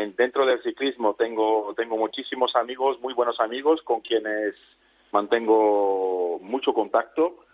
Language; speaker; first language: Spanish; non-native, fluent; Dutch